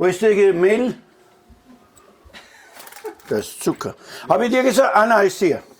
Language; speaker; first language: German; non-native, fluent; Italian